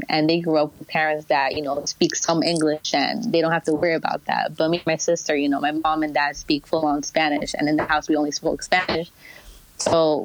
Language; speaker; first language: English; early bilingual, other home language; Spanish